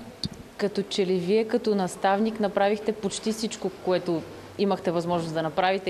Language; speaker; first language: Bulgarian; native; Bulgarian